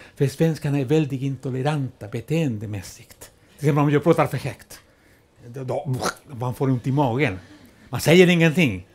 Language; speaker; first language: Swedish; non-native, fluent; Spanish